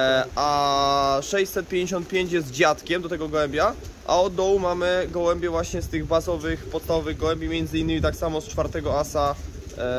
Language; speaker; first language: Polish; native; Polish